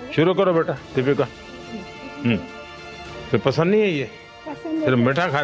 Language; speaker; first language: Hindi; non-native, local second language; Gujarati